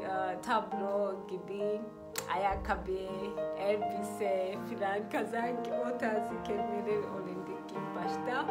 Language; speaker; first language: Turkish; non-native, fluent; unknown